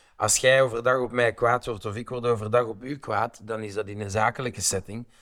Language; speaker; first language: Dutch; native; Dutch